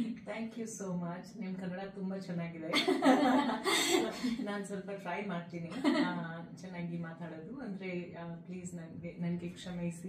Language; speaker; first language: Kannada; non-native, local second language; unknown